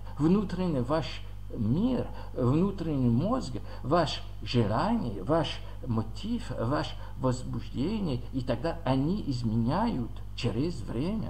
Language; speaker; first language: Russian; non-native, learner; French